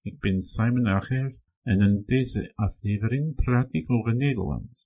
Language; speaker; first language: Dutch; non-native, learner; English